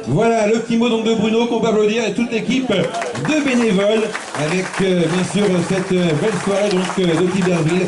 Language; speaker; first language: French; native; French